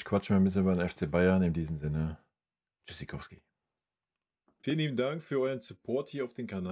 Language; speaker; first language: German; native; German